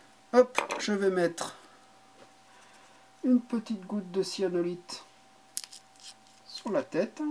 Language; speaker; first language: French; native; French